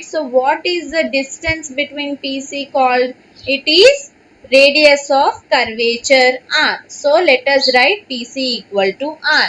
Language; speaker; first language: English; non-native, local second language; Telugu